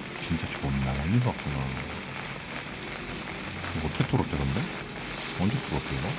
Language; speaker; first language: Korean; native; Korean